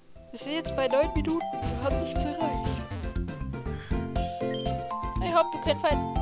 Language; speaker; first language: German; native; German